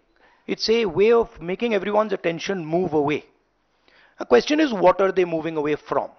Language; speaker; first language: English; non-native, local second language; Hindi